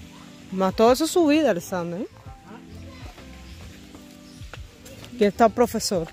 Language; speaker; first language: Portuguese; non-native, fluent; Spanish